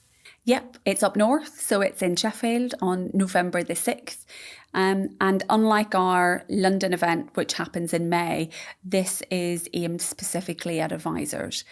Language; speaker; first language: English; native; English